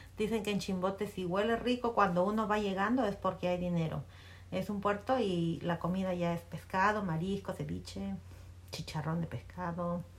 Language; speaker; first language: Spanish; native; Spanish